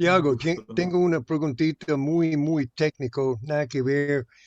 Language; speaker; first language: Spanish; non-native, fluent; English